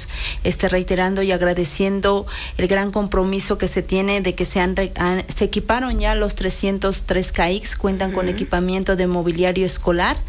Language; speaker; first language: Spanish; native; Spanish